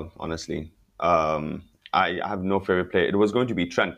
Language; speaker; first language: English; non-native, local second language; Wolof